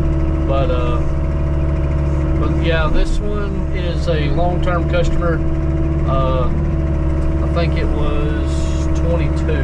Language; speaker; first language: English; native; English